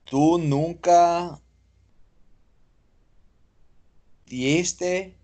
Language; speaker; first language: Spanish; non-native, learner; English